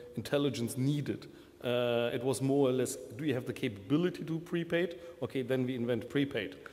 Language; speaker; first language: English; non-native, fluent; German